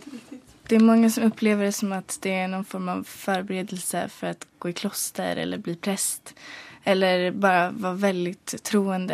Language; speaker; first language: Swedish; early bilingual, other home language; Polish